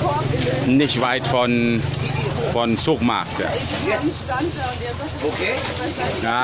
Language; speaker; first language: German; non-native, learner; Thai